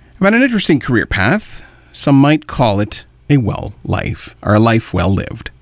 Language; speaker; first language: English; native; English